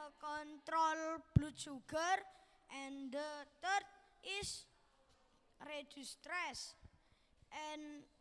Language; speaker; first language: English; non-native, learner; Indonesian